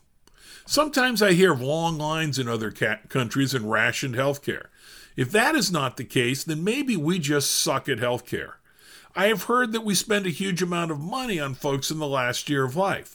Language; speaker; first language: English; native; English